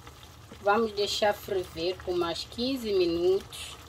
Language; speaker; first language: Portuguese; non-native, local second language; Upper Guinea Crioulo